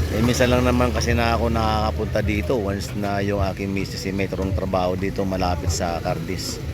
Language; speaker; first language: Filipino; non-native, local second language; Bikol